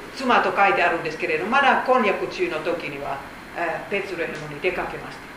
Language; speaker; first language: Japanese; non-native, fluent; Finnish